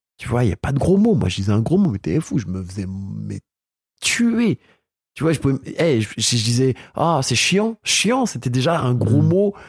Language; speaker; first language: French; early bilingual, other home language; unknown